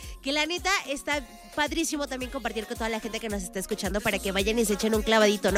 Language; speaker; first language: Spanish; native; Spanish